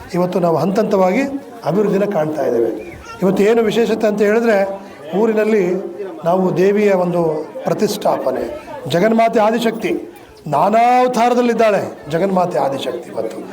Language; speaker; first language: Kannada; non-native, local second language; Lambadi